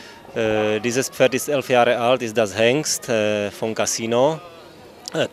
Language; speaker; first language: German; non-native, learner; Czech